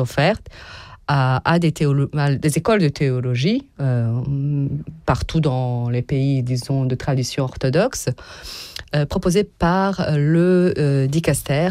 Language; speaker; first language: French; non-native, fluent; Serbian